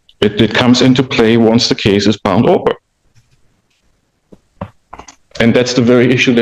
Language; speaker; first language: English; native; English